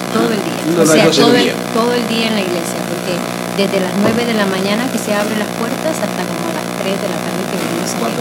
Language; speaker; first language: Spanish; native; Spanish